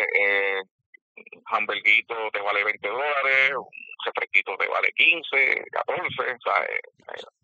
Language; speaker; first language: Spanish; native; Spanish